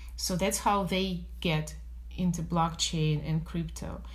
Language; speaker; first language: English; non-native, fluent; Russian